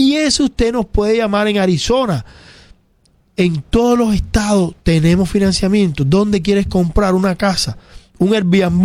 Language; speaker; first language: Spanish; native; Spanish